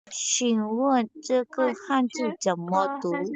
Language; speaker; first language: Chinese; non-native, learner; Burmese